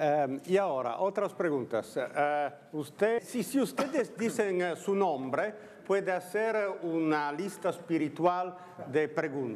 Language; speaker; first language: Spanish; non-native, learner; Italian